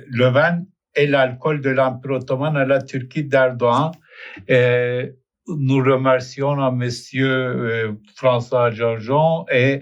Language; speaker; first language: French; non-native, fluent; Turkish